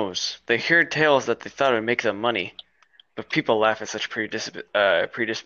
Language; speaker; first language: English; native; English